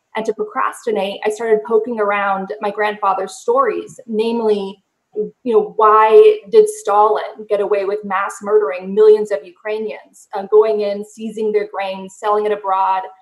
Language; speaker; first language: English; native; English